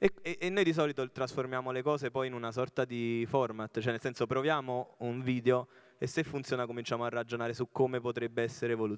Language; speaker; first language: Italian; native; Italian